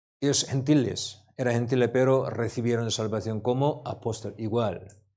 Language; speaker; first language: Spanish; non-native, learner; Korean